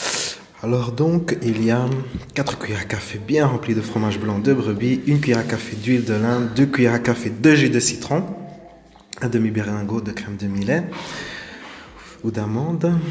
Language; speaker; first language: French; non-native, fluent; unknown